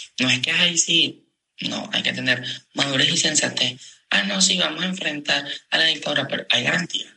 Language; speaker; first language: Spanish; native; Spanish